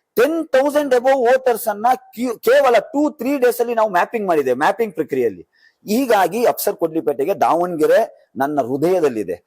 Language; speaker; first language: Kannada; non-native, local second language; Urdu